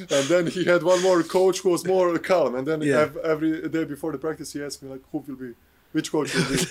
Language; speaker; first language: English; non-native, fluent; Bosnian